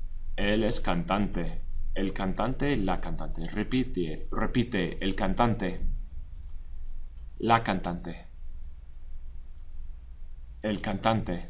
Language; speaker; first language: Spanish; non-native, fluent; English